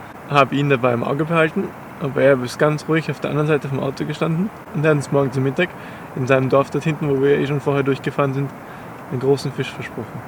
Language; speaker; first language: German; native; German